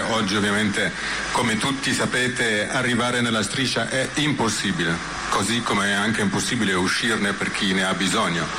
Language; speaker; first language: Italian; native; Italian